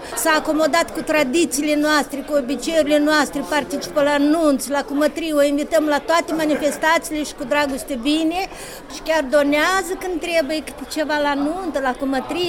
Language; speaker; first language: Romanian; native; Romanian